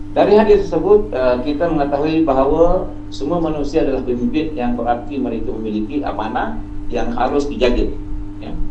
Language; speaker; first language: Malay; native; Malay